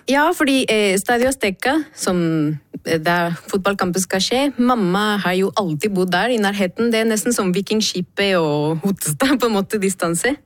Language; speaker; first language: Norwegian; non-native, fluent; Spanish